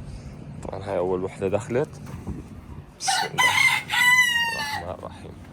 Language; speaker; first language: Arabic; native; Arabic